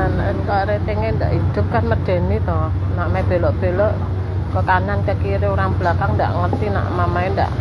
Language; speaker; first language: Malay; non-native, local second language; Javanese